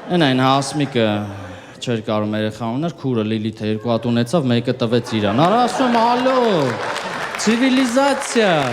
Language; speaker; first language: Armenian; early bilingual, heritage; Armenian